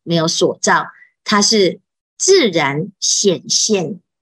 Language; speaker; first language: Chinese; native; Chinese